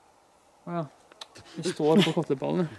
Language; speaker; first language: Norwegian; native; Norwegian